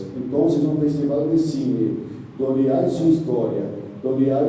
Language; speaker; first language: Spanish; non-native, learner; Portuguese